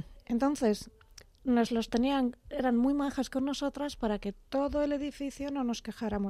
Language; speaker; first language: Spanish; native; Spanish